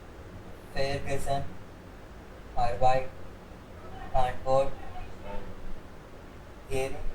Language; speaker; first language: German; non-native, learner; Hindi